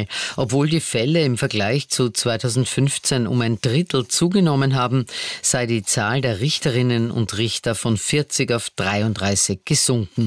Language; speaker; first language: German; native; German